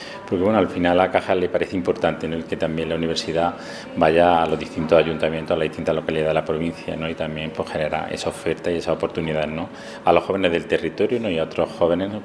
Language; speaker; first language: Spanish; native; Spanish